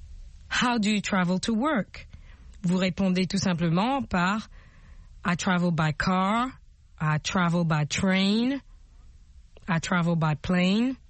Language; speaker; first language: English; non-native, fluent; French